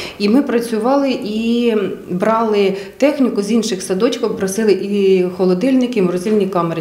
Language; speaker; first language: Ukrainian; native; Ukrainian